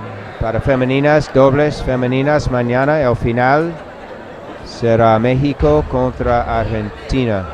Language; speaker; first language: Spanish; non-native, learner; English